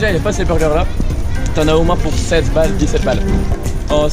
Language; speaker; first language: French; native; French